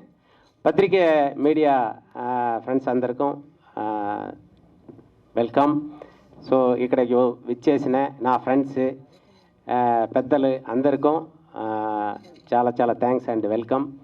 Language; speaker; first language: Telugu; native; Telugu